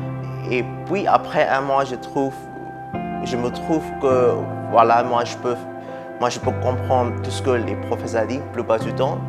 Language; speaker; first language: French; non-native, fluent; Burmese